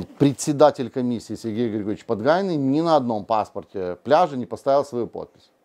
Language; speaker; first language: Russian; native; Russian